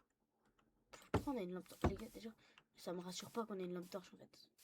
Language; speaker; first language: French; native; French